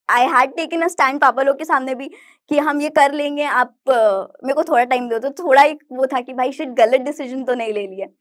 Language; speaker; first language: Hindi; native; Hindi